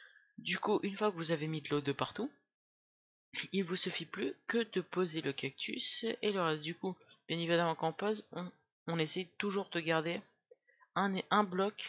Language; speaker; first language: French; native; French